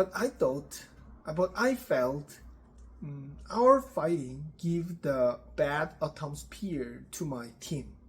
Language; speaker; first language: English; non-native, learner; Korean